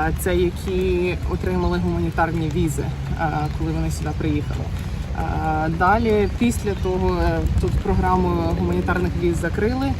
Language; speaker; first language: Ukrainian; early bilingual, heritage; Ukrainian